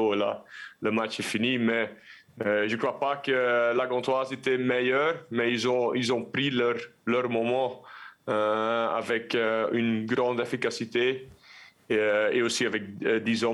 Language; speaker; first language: French; non-native, local second language; Dutch